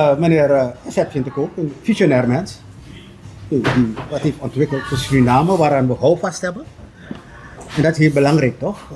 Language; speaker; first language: Dutch; native; Dutch